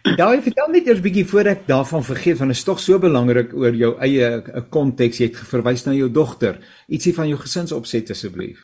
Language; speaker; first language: Afrikaans; native; Afrikaans